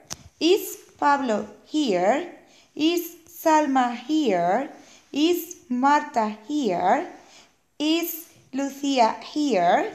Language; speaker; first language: English; non-native, fluent; Spanish